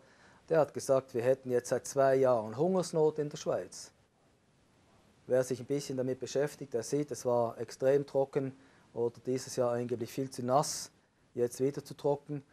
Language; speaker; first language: German; native; German